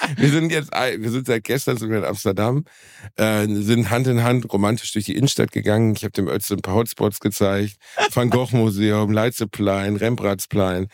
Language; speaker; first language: German; native; German